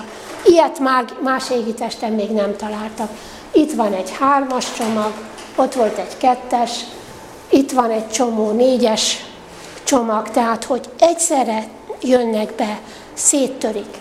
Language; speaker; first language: Hungarian; native; Hungarian